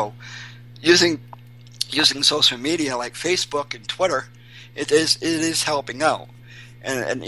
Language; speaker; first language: English; native; English